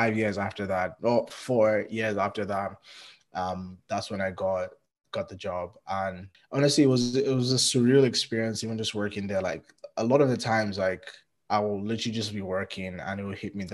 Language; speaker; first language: English; non-native, local second language; Yoruba